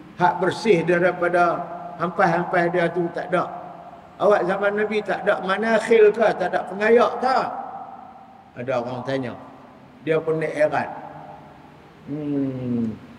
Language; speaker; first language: Malay; native; Malay